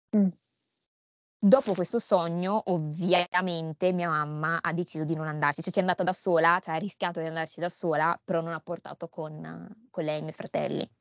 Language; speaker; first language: Italian; early bilingual, heritage; Italian